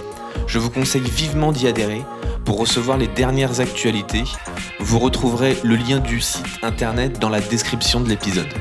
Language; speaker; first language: French; native; French